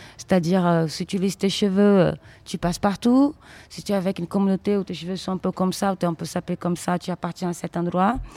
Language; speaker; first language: French; non-native, fluent; Portuguese